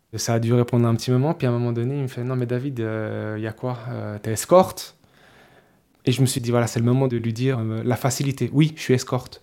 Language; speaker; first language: French; early bilingual, other home language; Spanish